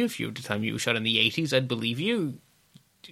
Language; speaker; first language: English; native; English